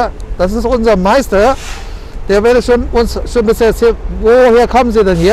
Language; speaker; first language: German; non-native, fluent; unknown